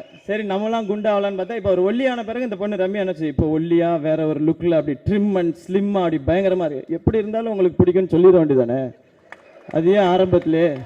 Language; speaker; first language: Tamil; native; Tamil